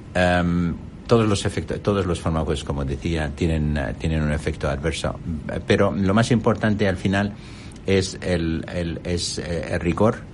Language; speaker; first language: Spanish; non-native, fluent; Arabic